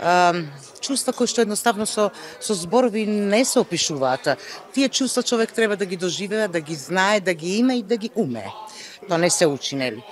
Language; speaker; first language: Macedonian; native; Macedonian